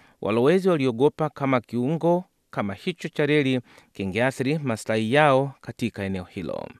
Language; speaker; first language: Swahili; native; Swahili